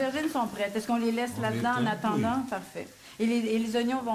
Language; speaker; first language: French; native; French